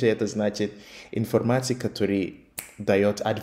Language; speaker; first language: Russian; non-native, fluent; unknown